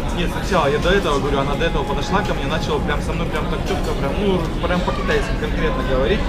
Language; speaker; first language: Russian; native; Russian